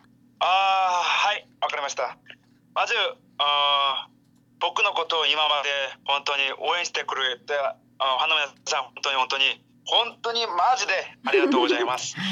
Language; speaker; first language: Japanese; non-native, learner; Korean